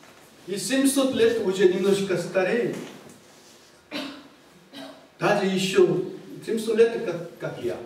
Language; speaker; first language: Russian; non-native, fluent; Korean